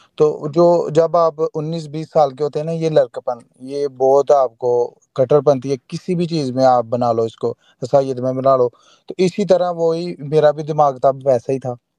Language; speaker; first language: Urdu; non-native, local second language; Punjabi